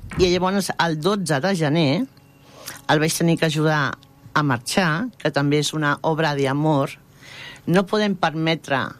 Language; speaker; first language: Catalan; non-native, local second language; Spanish